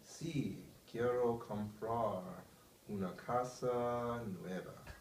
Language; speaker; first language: Spanish; non-native, learner; English